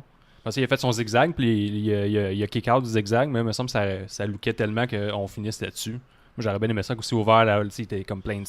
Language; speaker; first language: French; native; French